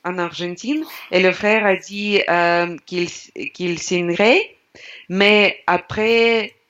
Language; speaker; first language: French; non-native, learner; Russian